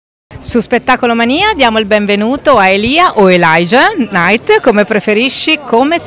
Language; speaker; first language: Italian; native; Italian